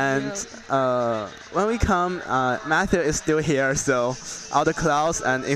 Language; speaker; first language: English; non-native, learner; Chinese